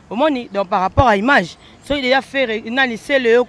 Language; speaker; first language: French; non-native, local second language; Lingala